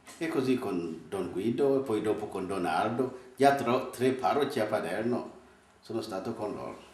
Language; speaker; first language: Italian; non-native, fluent; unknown